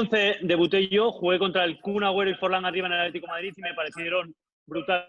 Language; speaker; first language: Spanish; native; Spanish